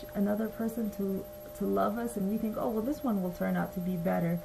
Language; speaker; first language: English; native; English